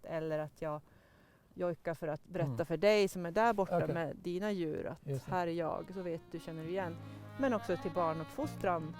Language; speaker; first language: Swedish; native; Swedish